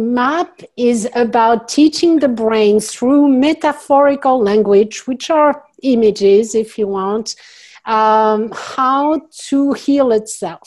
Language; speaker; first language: English; non-native, fluent; French